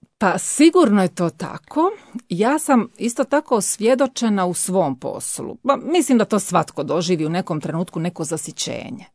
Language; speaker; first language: Croatian; native; Croatian